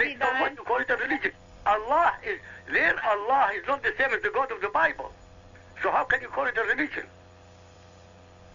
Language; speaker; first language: English; non-native, fluent; Arabic